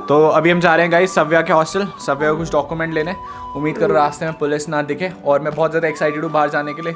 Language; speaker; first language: Hindi; native; Hindi